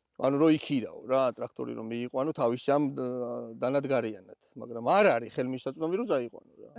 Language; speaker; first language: Georgian; native; Georgian